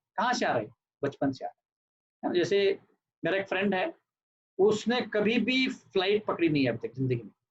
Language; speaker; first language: Hindi; non-native, local second language; Marathi